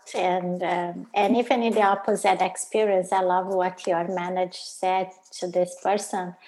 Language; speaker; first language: English; non-native, fluent; Portuguese